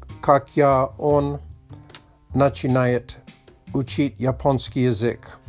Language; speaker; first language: Russian; non-native, learner; Polish